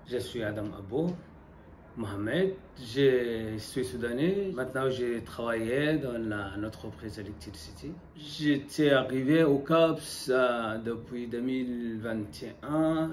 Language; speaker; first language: French; non-native, learner; Arabic